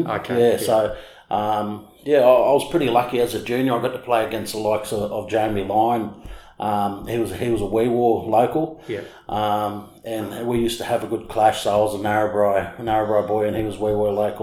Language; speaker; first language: English; native; English